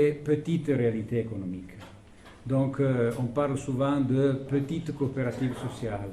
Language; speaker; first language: French; non-native, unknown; Italian